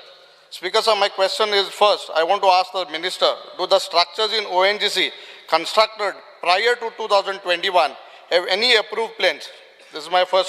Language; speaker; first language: English; non-native, local second language; Konkani